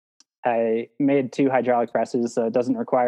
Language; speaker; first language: English; native; English